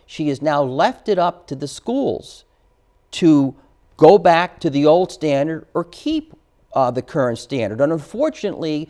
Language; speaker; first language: English; native; English